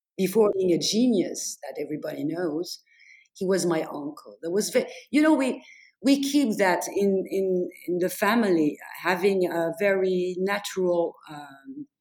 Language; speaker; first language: English; non-native, fluent; French